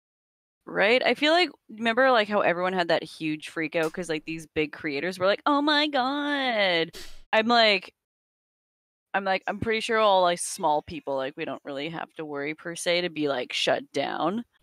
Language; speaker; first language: English; native; English